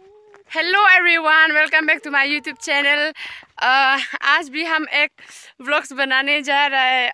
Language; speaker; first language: Hindi; non-native, local second language; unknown